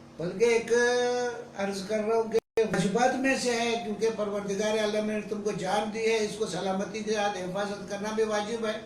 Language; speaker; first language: Urdu; non-native, local second language; Sindhi